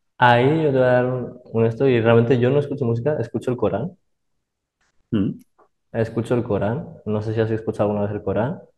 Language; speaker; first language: Spanish; early bilingual, other home language; Arabic